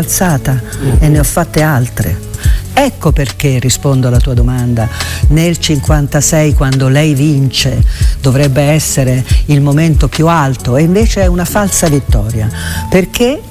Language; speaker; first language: Italian; native; Italian